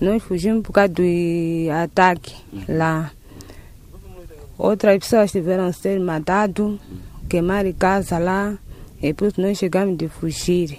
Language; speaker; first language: Portuguese; non-native, local second language; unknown